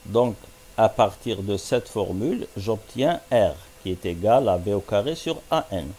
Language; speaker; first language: French; non-native, local second language; Arabic